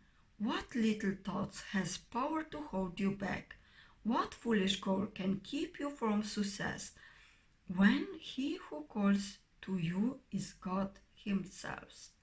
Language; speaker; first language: English; non-native, fluent; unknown